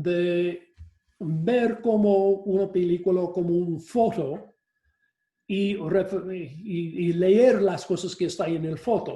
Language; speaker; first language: Spanish; non-native, fluent; English